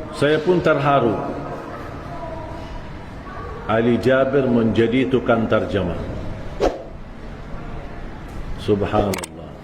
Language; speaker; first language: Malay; non-native, fluent; Arabic